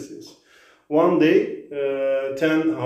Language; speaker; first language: English; non-native, learner; Turkish